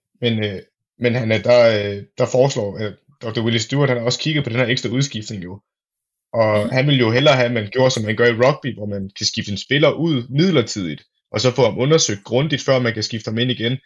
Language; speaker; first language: Danish; native; Danish